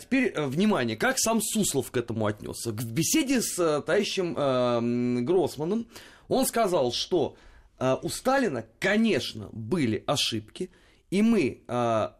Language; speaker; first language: Russian; native; Russian